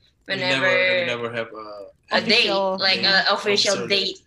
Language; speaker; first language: English; non-native, learner; Indonesian